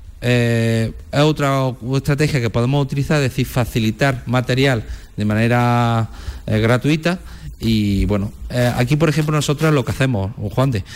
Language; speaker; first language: Spanish; native; Spanish